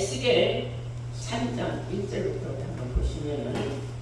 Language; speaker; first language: Korean; native; Korean